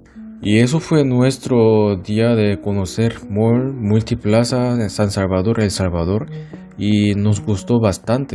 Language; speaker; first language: Spanish; non-native, learner; Korean